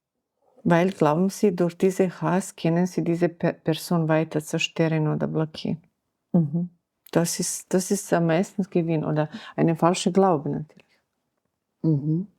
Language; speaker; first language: German; non-native, learner; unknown